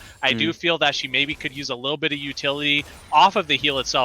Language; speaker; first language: English; native; English